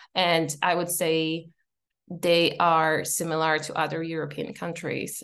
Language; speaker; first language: English; non-native, fluent; Polish